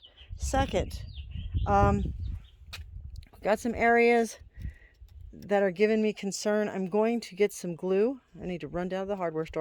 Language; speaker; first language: English; native; English